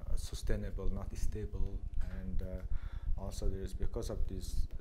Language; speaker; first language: English; non-native, fluent; Mongolian